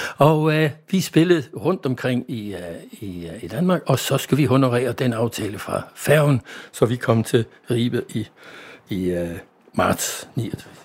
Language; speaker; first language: Danish; non-native, fluent; English